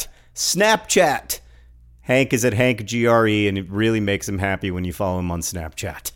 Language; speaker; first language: English; native; English